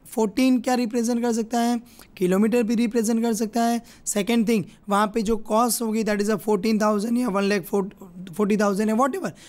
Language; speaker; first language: Hindi; non-native, local second language; Gujarati